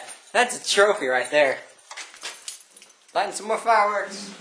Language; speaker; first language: English; native; English